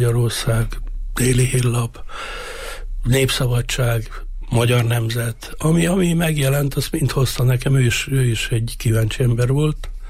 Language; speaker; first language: Hungarian; native; Hungarian